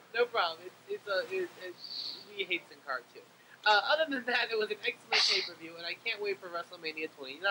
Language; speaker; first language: English; native; English